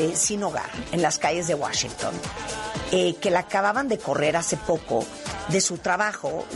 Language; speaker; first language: Spanish; native; Spanish